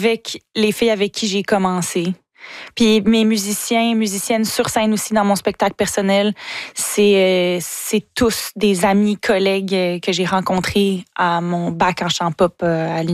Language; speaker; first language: French; native; French